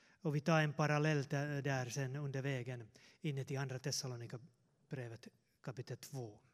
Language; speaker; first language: Swedish; non-native, fluent; Finnish